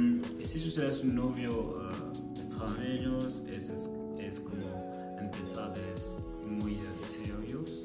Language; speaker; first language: Spanish; non-native, learner; French